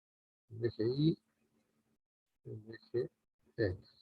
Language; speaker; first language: Spanish; native; Spanish